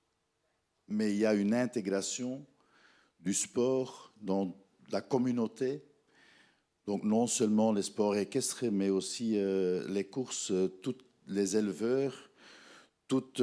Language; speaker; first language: French; non-native, fluent; Dutch